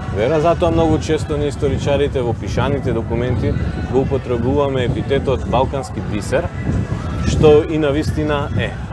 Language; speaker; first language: Macedonian; native; Macedonian